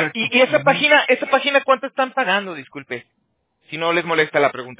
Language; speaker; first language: Spanish; native; Spanish